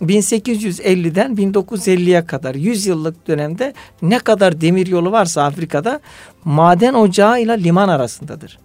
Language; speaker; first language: Turkish; native; Turkish